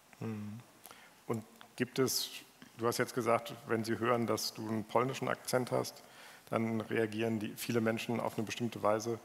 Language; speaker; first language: German; native; German